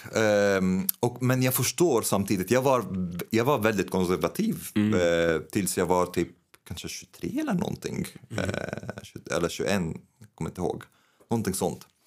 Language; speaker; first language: Swedish; non-native, fluent; Arabic